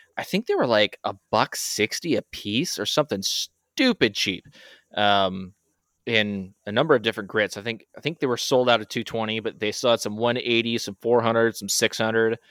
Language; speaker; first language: English; native; English